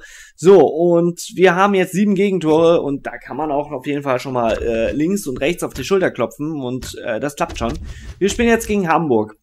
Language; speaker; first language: German; native; German